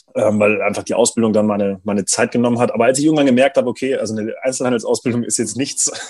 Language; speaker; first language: German; native; German